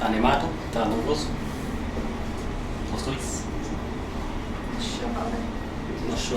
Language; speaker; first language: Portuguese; non-native, learner; English